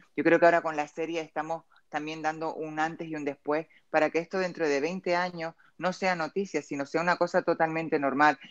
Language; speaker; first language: Spanish; native; Spanish